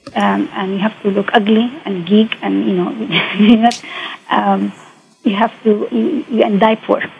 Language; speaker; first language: English; non-native, fluent; Arabic